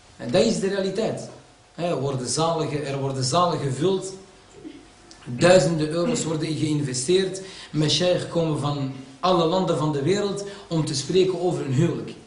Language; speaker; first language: Dutch; early bilingual, other home language; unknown